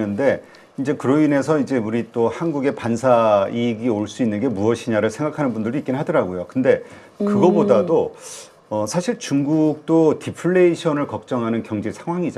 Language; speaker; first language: Korean; native; Korean